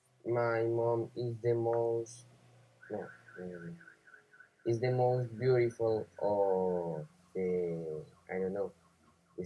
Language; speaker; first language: English; non-native, learner; Spanish